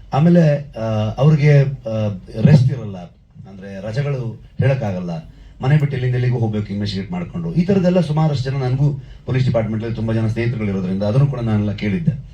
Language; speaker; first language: Kannada; native; Kannada